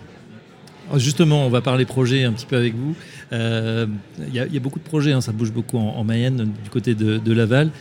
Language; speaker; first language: French; native; French